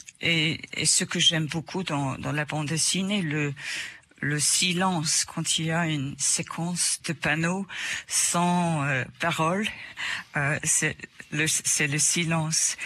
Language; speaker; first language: French; non-native, fluent; English